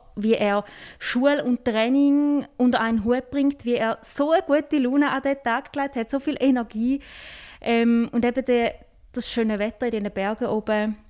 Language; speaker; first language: German; native; German